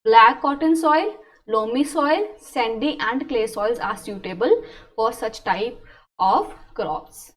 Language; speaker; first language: English; non-native, local second language; Punjabi